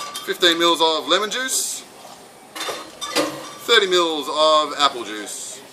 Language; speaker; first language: English; native; English